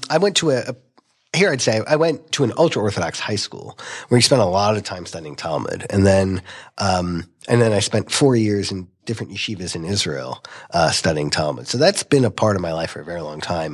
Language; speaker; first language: English; native; English